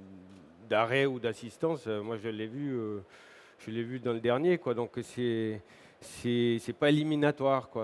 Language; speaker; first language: French; native; French